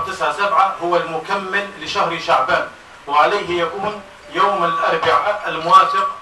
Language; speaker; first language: Arabic; non-native, fluent; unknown